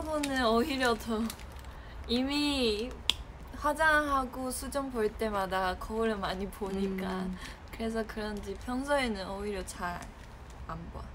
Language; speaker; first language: Korean; non-native, fluent; Chinese